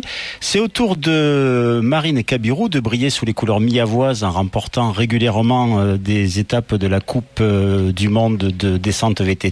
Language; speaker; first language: French; native; French